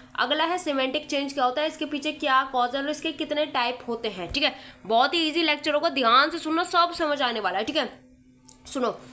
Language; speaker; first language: Hindi; native; Hindi